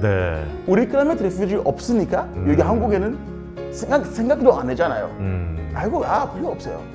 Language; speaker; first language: Korean; non-native, learner; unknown